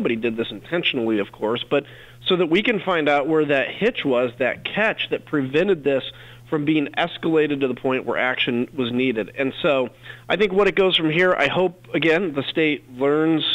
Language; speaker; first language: English; native; English